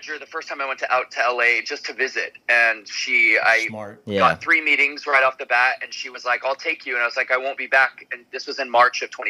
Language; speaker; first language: English; native; English